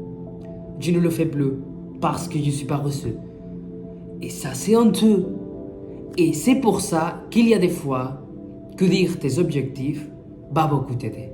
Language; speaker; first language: French; non-native, fluent; Spanish